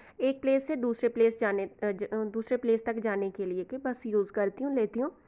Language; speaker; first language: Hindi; non-native, local second language; Punjabi